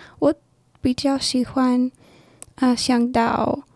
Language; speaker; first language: Chinese; non-native, learner; English